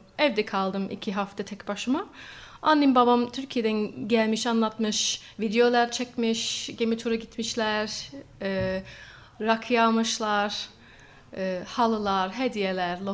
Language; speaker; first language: Turkish; non-native, learner; English